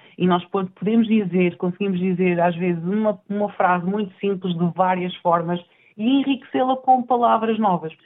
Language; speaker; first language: Portuguese; native; Portuguese